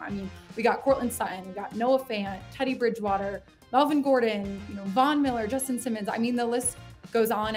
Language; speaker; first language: English; native; English